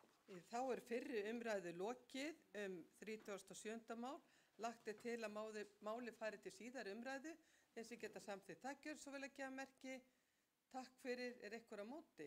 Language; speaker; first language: Icelandic; native; Icelandic